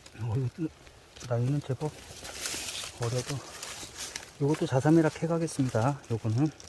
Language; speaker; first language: Korean; native; Korean